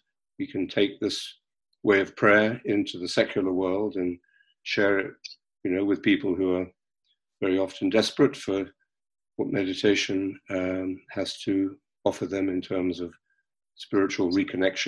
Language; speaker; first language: English; native; English